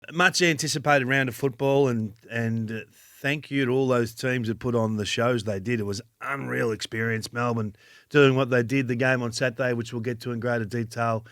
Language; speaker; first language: English; native; English